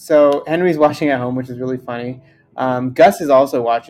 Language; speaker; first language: English; early bilingual, other home language; Spanish